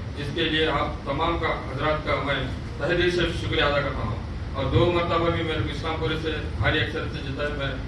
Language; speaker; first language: Urdu; native; Urdu